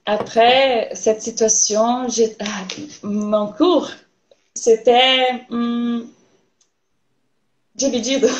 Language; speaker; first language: French; non-native, learner; Portuguese